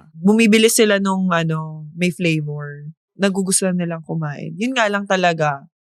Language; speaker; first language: Filipino; native; Filipino